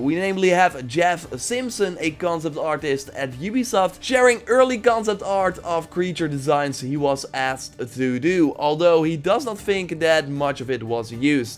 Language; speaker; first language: English; non-native, fluent; Dutch